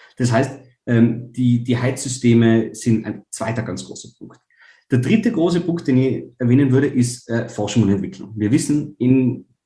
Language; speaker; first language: German; native; German